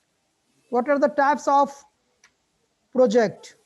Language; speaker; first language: English; non-native, local second language; Hindi